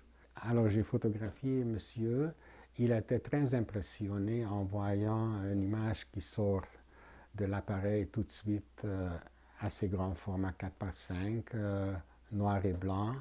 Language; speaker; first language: French; non-native, fluent; Hungarian